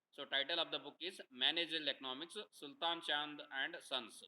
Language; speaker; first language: English; non-native, local second language; Kannada